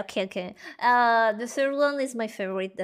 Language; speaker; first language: English; non-native, learner; Spanish